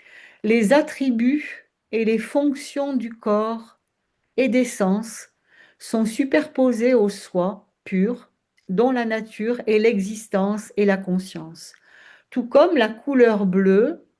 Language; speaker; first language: French; native; French